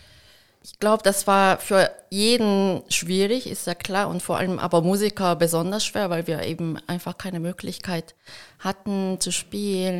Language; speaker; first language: German; early bilingual, heritage; Korean